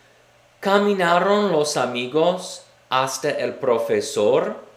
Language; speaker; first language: Spanish; non-native, fluent; English